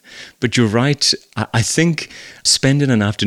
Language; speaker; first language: English; native; English